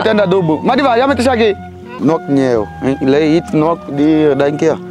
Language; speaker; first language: Vietnamese; non-native, learner; Portuguese